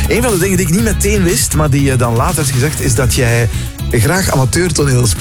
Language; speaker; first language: Dutch; native; Dutch